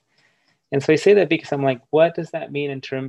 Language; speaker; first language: English; early bilingual, other home language; Spanish